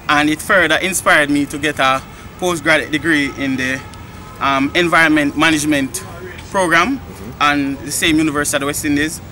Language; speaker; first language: English; native; English